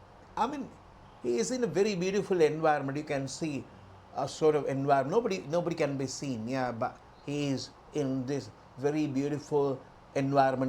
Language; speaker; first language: English; non-native, local second language; Sinhala